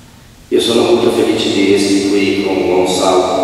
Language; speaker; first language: Italian; non-native, fluent; Portuguese